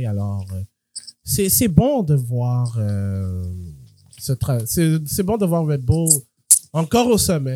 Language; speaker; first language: French; native; French